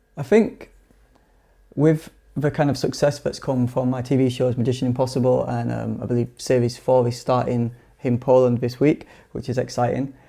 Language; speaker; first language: English; native; English